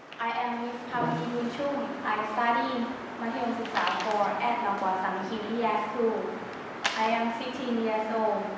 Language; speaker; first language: English; non-native, learner; Thai